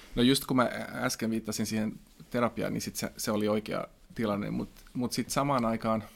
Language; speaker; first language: Finnish; non-native, local second language; Swedish